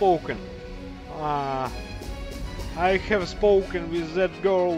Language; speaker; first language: English; non-native, learner; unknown